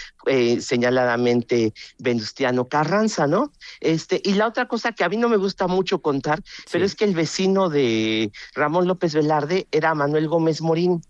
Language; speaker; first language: Spanish; native; Spanish